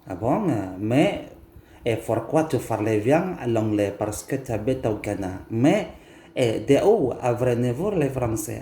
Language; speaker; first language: French; non-native, learner; Indonesian